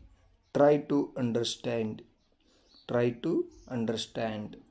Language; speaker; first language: English; non-native, local second language; Kannada